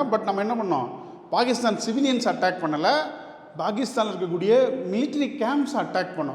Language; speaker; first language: Tamil; native; Tamil